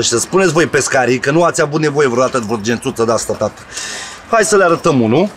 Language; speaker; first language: Romanian; native; Romanian